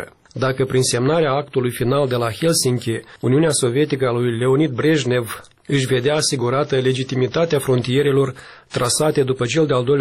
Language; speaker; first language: Romanian; native; Romanian